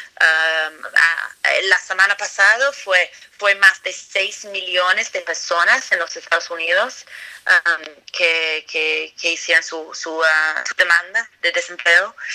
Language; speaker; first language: Spanish; non-native, fluent; English